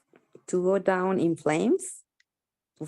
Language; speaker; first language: English; non-native, learner; Spanish